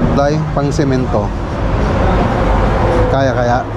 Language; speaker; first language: Filipino; native; Filipino